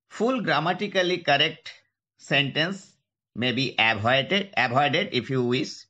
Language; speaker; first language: English; non-native, local second language; Bangla